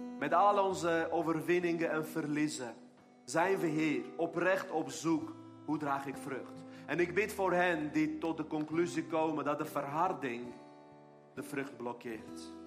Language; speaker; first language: Dutch; non-native, fluent; Armenian